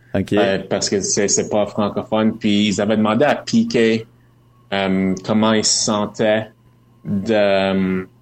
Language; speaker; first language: French; native; French